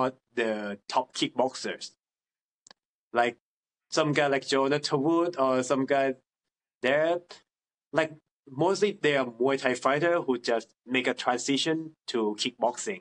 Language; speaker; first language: English; non-native, fluent; Thai